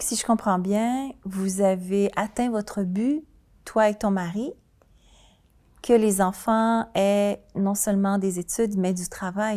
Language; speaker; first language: French; native; French